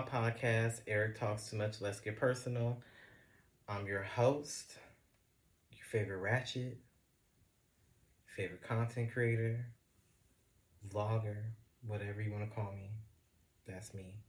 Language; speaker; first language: English; native; English